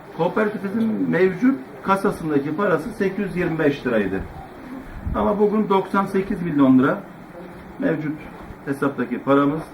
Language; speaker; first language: Turkish; native; Turkish